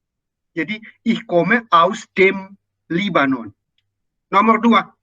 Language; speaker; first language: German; non-native, fluent; Indonesian